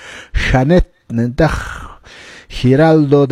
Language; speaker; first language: Spanish; non-native, local second language; Quechua